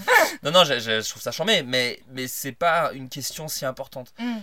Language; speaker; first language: French; native; French